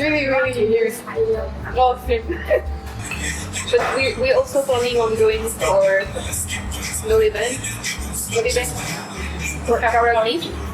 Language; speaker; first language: English; non-native, fluent; French